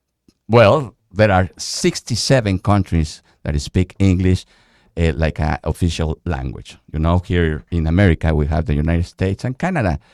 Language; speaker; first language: English; non-native, fluent; Spanish